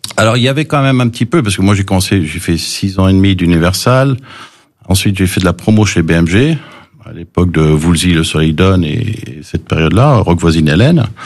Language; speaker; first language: French; early bilingual, other home language; English